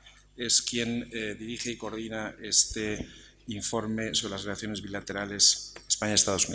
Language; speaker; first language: Spanish; native; Spanish